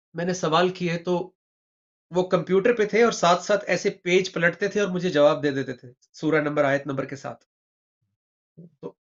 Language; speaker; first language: Urdu; native; Urdu